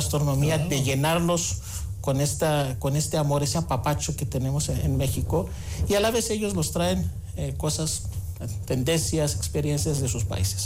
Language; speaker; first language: Spanish; non-native, fluent; Greek